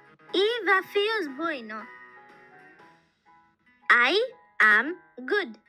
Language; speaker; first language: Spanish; non-native, learner; English